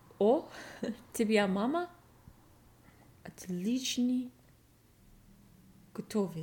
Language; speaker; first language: Russian; non-native, learner; English